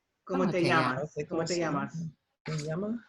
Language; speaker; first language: Spanish; non-native, fluent; English